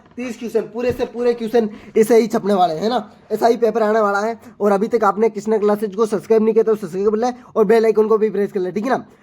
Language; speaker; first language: Hindi; native; Hindi